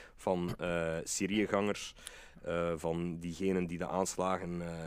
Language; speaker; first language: Dutch; native; Dutch